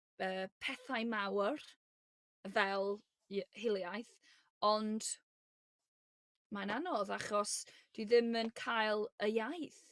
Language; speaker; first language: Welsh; non-native, learner; English